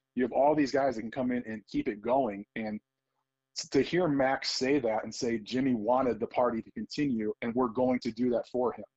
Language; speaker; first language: English; native; English